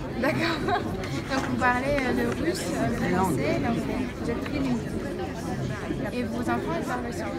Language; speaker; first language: French; non-native, fluent; Russian